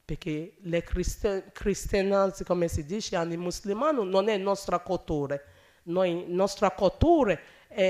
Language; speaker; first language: Italian; non-native, learner; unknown